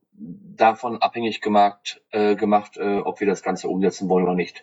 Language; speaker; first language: German; native; German